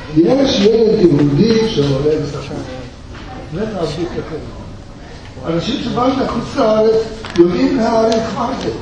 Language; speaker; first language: Hebrew; early bilingual, other home language; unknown